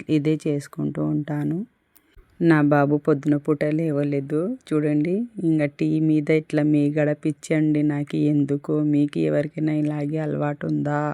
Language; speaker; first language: Telugu; non-native, local second language; Urdu